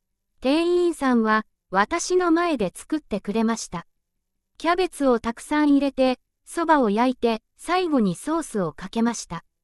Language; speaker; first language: Japanese; non-native, fluent; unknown